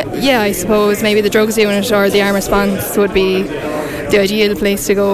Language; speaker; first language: English; native; English